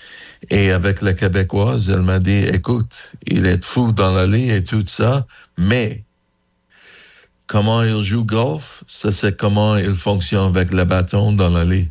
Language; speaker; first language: French; non-native, learner; English